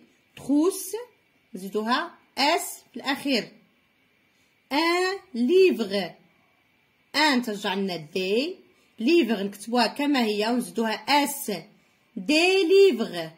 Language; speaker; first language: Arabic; native; Arabic